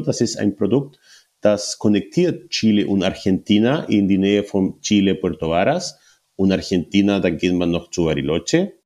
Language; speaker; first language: German; non-native, learner; Spanish